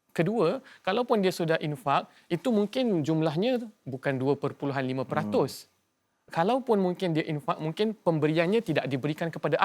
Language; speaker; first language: Malay; native; Malay